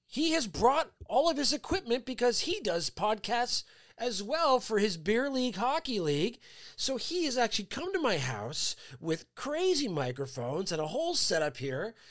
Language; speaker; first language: English; native; English